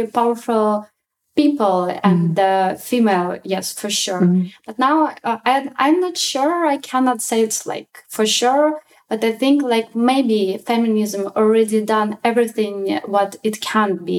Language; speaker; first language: English; non-native, learner; Russian